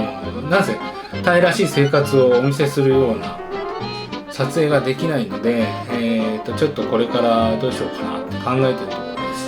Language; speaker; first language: Japanese; native; Japanese